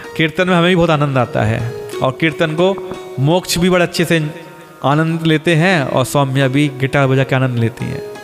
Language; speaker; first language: Hindi; native; Hindi